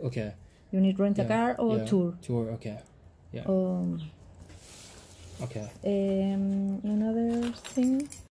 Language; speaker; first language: English; non-native, learner; Spanish